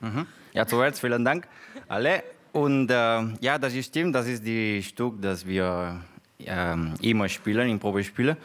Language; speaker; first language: German; non-native, learner; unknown